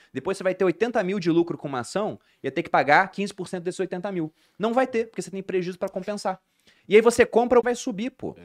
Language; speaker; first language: Portuguese; native; Portuguese